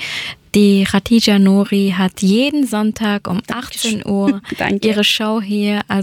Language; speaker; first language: German; native; German